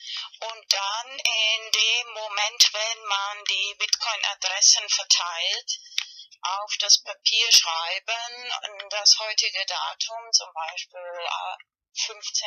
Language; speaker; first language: German; non-native, fluent; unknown